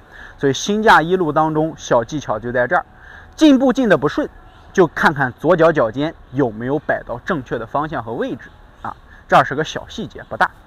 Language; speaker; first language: Chinese; native; Chinese